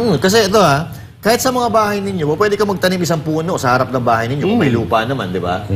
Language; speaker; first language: Filipino; native; Filipino